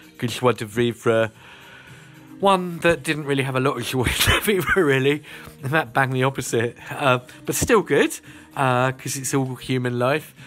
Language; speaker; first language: English; native; English